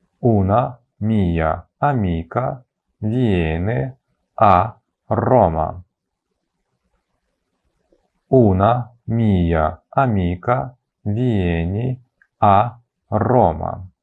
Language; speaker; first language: Italian; non-native, fluent; Ukrainian